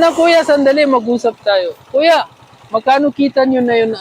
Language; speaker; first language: Filipino; non-native, learner; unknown